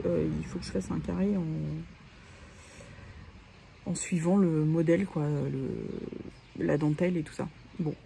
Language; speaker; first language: French; native; French